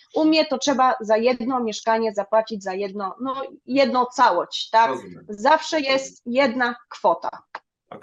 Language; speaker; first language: Polish; early bilingual, other home language; German